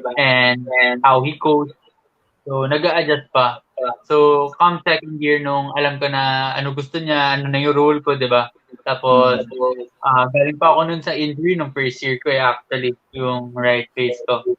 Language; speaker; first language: Filipino; non-native, local second language; Hiligaynon